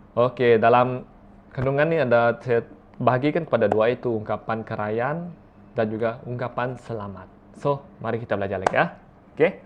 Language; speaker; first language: Malay; non-native, local second language; Iban